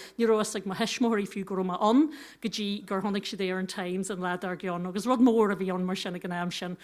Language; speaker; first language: Irish; non-native, local second language; English